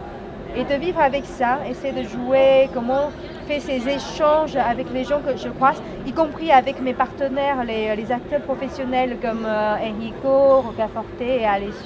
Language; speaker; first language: French; non-native, fluent; Chinese